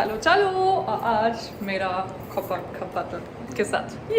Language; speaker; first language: Hindi; non-native, learner; German